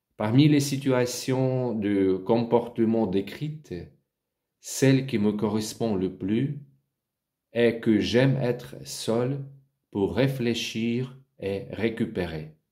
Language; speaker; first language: French; non-native, learner; Ukrainian